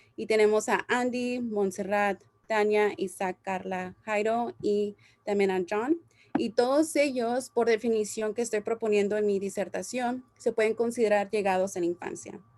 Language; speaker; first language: Spanish; early bilingual, heritage; Spanish